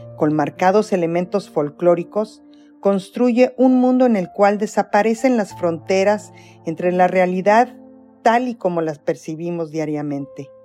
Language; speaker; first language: Spanish; native; Spanish